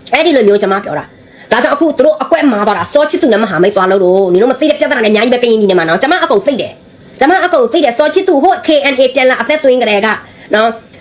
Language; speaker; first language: Burmese; non-native, local second language; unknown